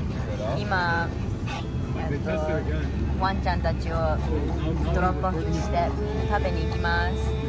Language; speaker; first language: Japanese; early bilingual, heritage; English